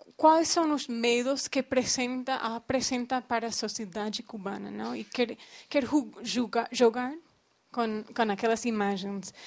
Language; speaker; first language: Portuguese; non-native, fluent; English